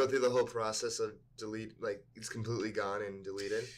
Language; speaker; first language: English; native; English